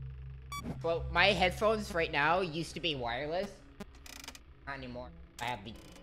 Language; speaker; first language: English; native; English